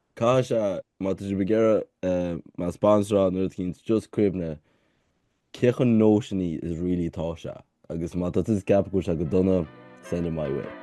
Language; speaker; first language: Irish; native; Irish